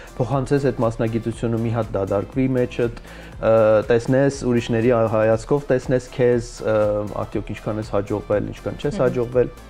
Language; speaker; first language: Armenian; early bilingual, heritage; Armenian